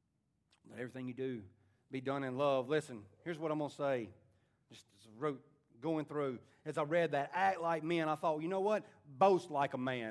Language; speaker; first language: English; native; English